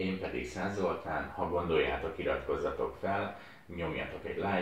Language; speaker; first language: Hungarian; native; Hungarian